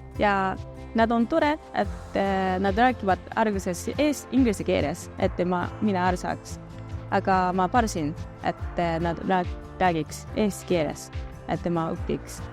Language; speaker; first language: Estonian; non-native, learner; Japanese